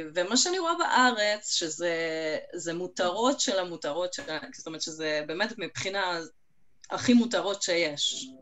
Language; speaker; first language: Hebrew; non-native, fluent; Hungarian